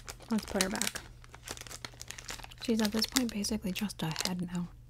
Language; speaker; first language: English; native; English